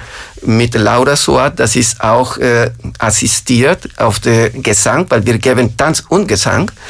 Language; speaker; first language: German; non-native, fluent; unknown